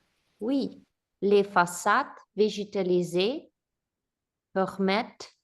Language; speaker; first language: French; non-native, learner; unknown